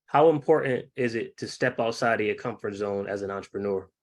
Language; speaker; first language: English; native; English